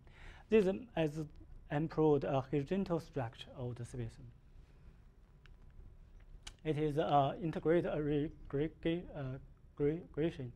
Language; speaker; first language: English; non-native, learner; Chinese